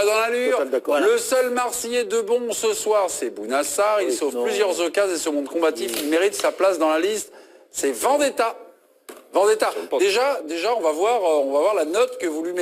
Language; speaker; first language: French; native; French